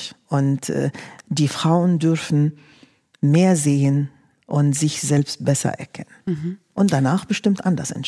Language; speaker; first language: German; non-native, fluent; Arabic